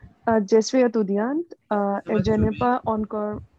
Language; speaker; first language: French; non-native, learner; Hindi